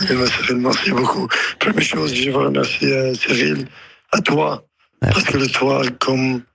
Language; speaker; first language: French; non-native, learner; Arabic